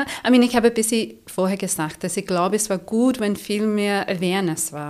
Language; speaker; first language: German; non-native, fluent; English